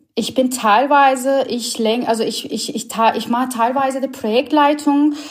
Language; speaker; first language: German; non-native, fluent; Turkish